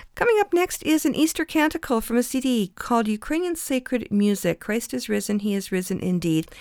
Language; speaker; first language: English; early bilingual, other home language; Ukrainian